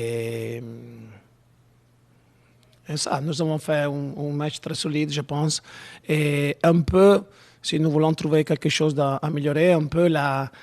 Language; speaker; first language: French; non-native, learner; Italian